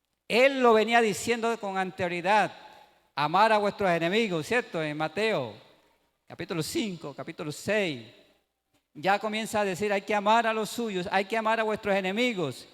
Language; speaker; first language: Spanish; native; Spanish